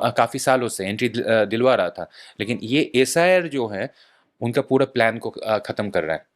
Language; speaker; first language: Hindi; non-native, local second language; Bangla